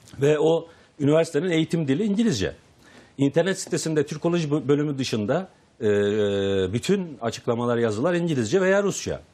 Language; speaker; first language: Turkish; native; Turkish